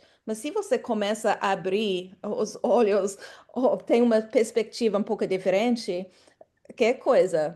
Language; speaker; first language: Portuguese; non-native, fluent; English